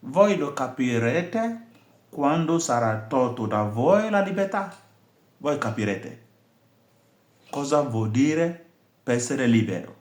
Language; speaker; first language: Italian; non-native, fluent; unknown